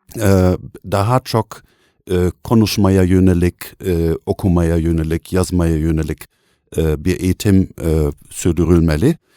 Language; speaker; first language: Turkish; non-native, fluent; German